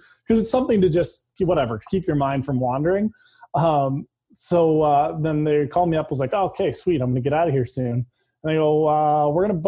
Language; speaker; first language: English; native; English